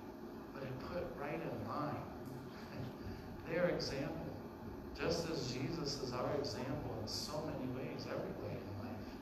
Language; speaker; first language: English; native; English